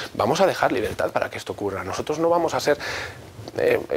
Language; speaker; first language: Spanish; native; Spanish